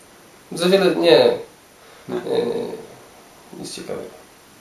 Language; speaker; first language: Polish; native; Polish